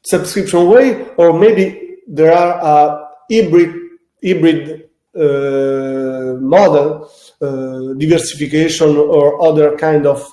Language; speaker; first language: English; non-native, fluent; Italian